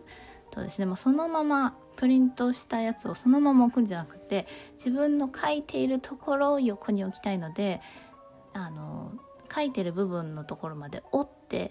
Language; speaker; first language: Japanese; native; Japanese